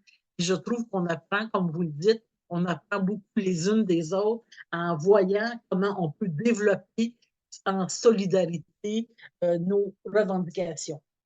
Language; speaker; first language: French; native; French